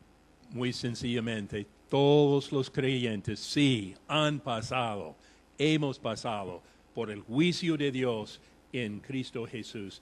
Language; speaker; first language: Spanish; non-native, fluent; English